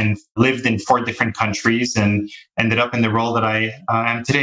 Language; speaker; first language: English; native; English